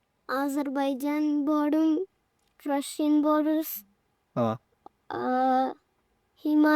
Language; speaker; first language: Malayalam; early bilingual, heritage; Malayalam